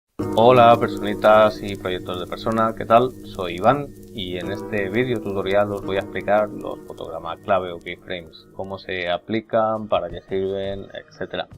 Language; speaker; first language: Spanish; native; Spanish